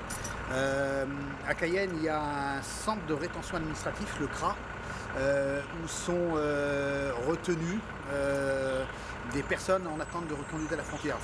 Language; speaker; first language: French; native; French